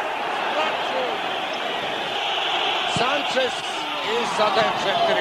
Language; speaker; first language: Serbian; native; Serbian